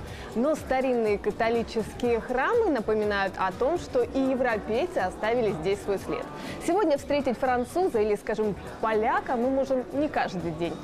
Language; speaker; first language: Russian; native; Russian